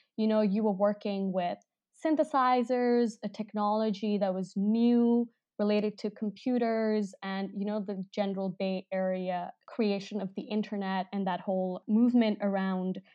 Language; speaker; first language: English; non-native, local second language; Hindi